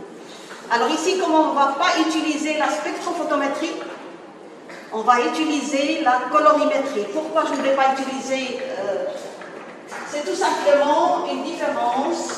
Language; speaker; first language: French; non-native, local second language; Arabic